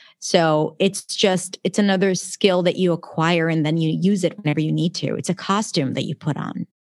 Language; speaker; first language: English; non-native, fluent; Hebrew